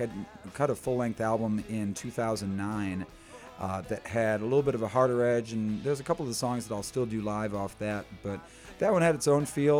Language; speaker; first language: English; native; English